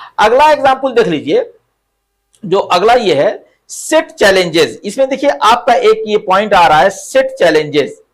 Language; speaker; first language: Hindi; native; Hindi